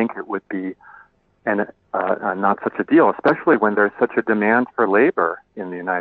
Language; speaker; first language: English; native; English